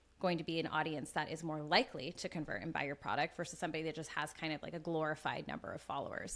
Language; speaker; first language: English; native; English